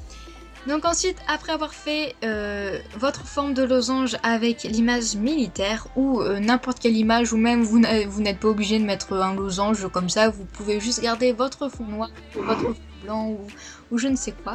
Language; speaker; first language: French; native; French